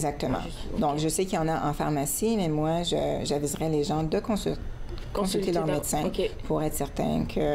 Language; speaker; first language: French; native; French